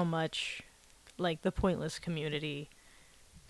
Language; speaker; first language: English; native; English